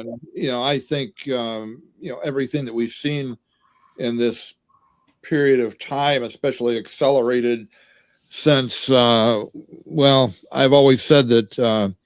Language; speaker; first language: English; native; English